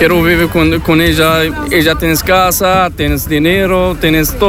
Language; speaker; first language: Spanish; non-native, learner; Arabic